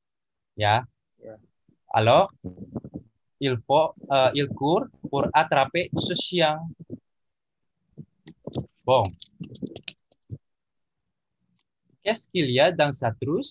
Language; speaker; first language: French; non-native, learner; Indonesian